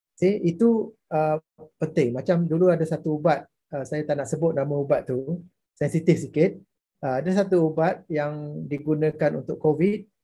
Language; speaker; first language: Malay; native; Malay